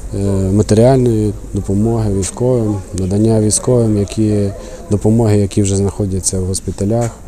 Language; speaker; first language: Ukrainian; native; Ukrainian